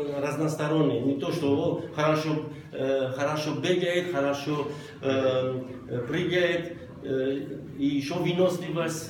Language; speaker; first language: Russian; non-native, local second language; Armenian